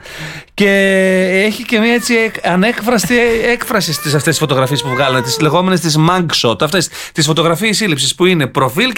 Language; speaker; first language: Greek; native; Greek